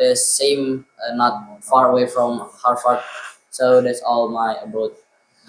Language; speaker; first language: English; non-native, learner; Indonesian